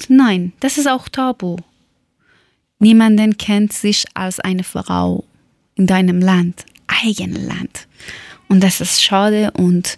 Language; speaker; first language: German; non-native, learner; Persian